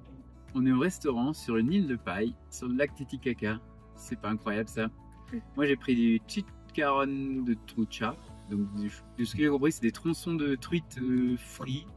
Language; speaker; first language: French; native; French